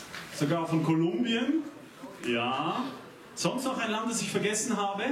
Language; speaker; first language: German; native; German